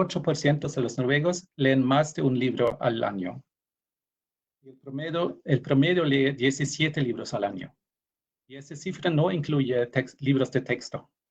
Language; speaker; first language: Spanish; non-native, fluent; Norwegian